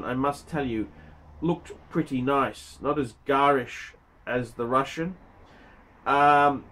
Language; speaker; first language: English; native; English